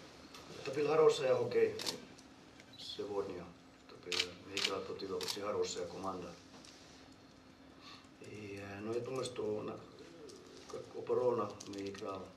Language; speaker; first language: Russian; non-native, learner; Finnish